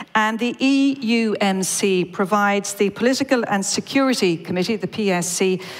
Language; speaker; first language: English; native; English